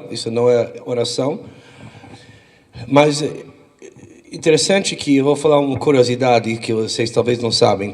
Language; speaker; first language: Portuguese; non-native, fluent; English